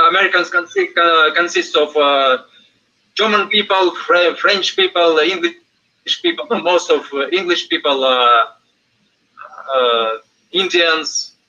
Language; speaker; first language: English; non-native, fluent; Russian